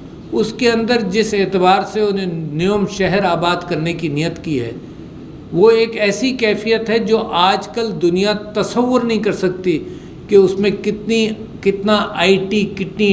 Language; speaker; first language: Urdu; native; Urdu